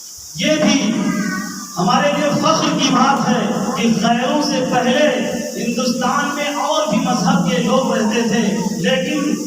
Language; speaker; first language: Urdu; native; Urdu